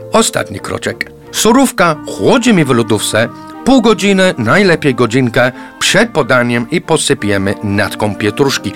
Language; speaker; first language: Polish; non-native, fluent; English